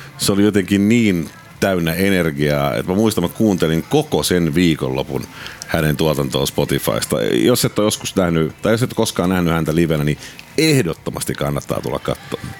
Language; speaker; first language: Finnish; native; Finnish